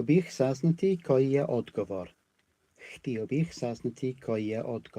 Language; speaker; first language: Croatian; non-native, learner; English